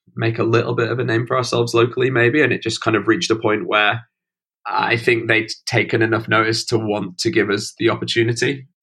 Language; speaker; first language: English; native; English